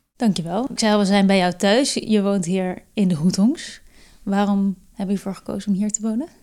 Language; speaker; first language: Dutch; native; Dutch